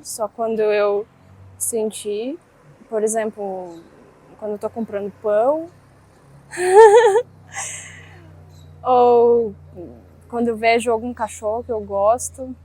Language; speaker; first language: Portuguese; non-native, fluent; Russian